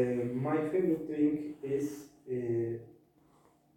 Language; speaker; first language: English; non-native, learner; Turkish